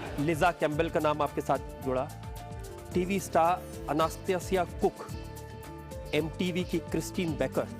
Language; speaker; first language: Hindi; native; Hindi